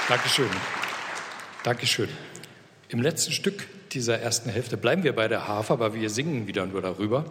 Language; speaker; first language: German; native; German